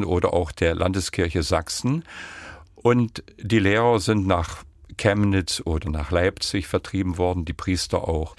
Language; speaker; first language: German; non-native, local second language; Upper Sorbian